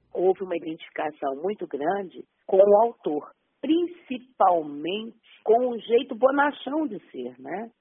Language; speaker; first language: Portuguese; native; Portuguese